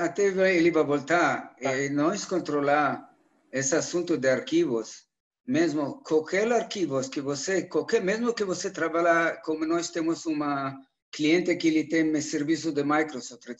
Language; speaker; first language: Portuguese; non-native, learner; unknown